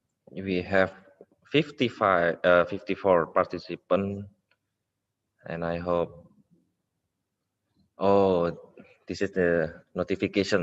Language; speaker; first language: English; non-native, local second language; Indonesian